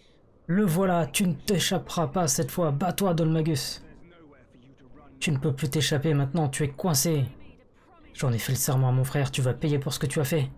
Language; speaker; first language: French; native; French